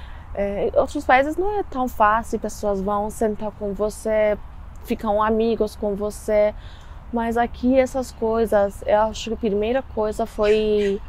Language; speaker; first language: Portuguese; non-native, learner; Persian